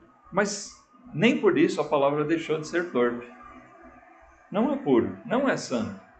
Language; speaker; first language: Portuguese; native; Portuguese